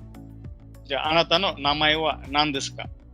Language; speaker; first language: Japanese; non-native, fluent; Bangla